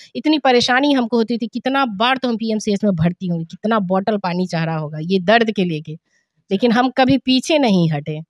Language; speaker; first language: Hindi; native; Hindi